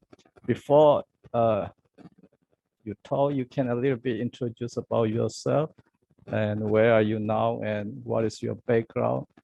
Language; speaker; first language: English; non-native, learner; Burmese